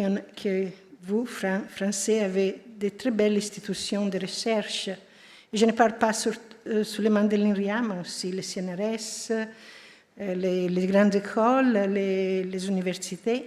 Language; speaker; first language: French; non-native, fluent; Italian